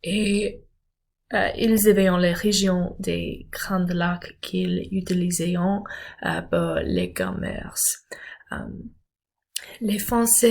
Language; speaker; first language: French; non-native, learner; English